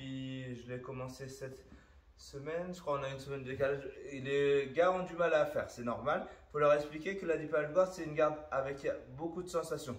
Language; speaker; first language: French; native; French